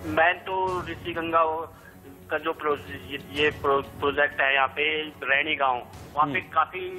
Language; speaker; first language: Hindi; native; Hindi